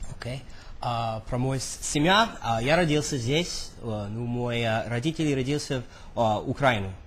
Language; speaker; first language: Russian; early bilingual, heritage; Russian